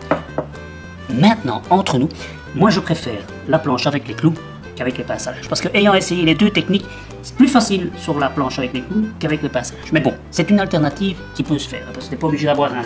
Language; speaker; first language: French; native; French